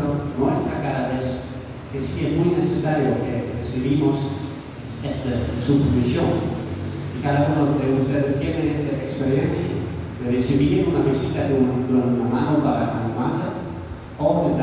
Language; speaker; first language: Spanish; non-native, fluent; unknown